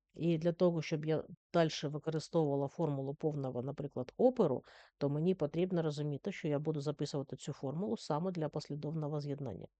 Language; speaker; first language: Ukrainian; native; Ukrainian